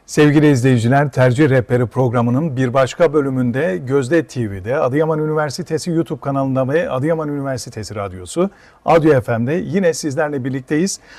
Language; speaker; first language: Turkish; native; Turkish